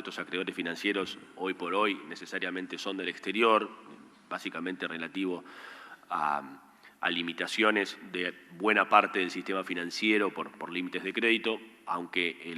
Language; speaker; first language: Spanish; native; Spanish